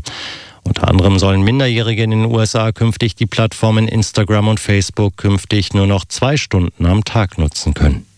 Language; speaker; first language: German; native; German